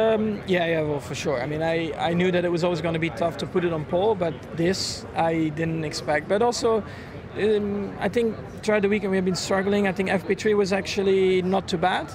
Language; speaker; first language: English; non-native, fluent; Dutch